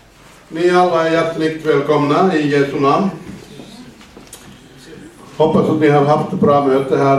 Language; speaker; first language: Swedish; non-native, fluent; Finnish